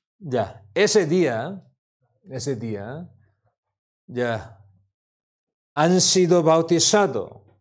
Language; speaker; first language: Spanish; non-native, learner; Korean